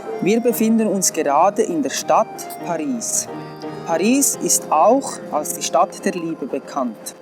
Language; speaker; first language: German; non-native, fluent; English